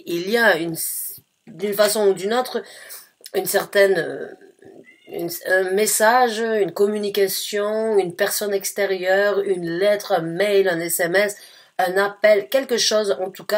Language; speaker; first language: French; native; French